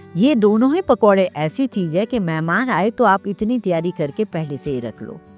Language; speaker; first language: Hindi; non-native, local second language; Sindhi